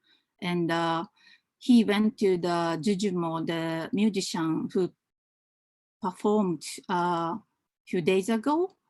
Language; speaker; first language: English; non-native, fluent; Japanese